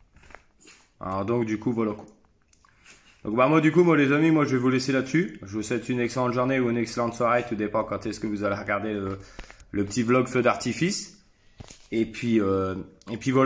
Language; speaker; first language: French; native; French